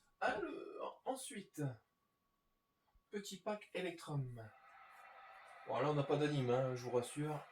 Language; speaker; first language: French; native; French